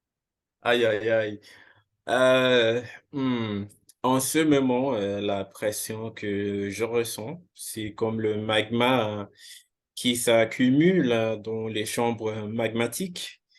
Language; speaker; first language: French; non-native, fluent; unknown